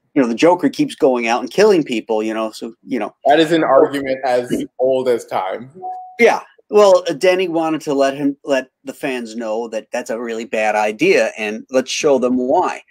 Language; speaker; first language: English; native; English